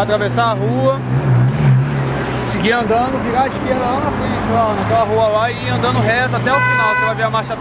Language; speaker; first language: Portuguese; native; Portuguese